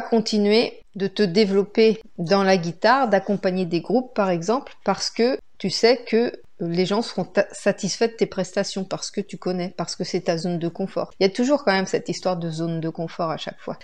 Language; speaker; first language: French; native; French